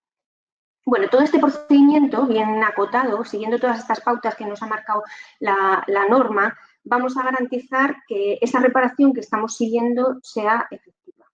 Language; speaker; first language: Spanish; native; Spanish